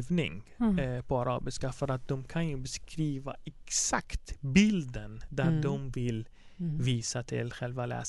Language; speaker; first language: Swedish; non-native, fluent; Arabic